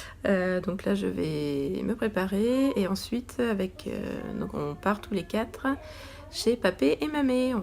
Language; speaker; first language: French; native; French